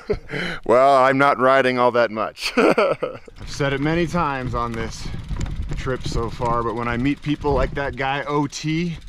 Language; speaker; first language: English; native; English